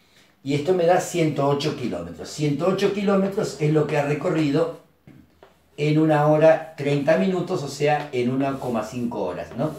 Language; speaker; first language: Spanish; native; Spanish